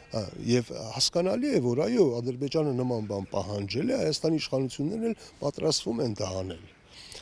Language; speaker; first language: Armenian; native; Armenian